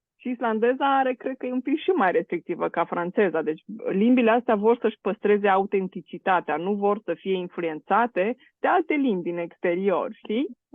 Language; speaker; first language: Romanian; native; Romanian